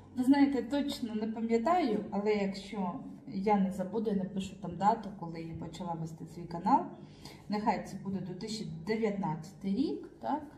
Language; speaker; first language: Ukrainian; native; Ukrainian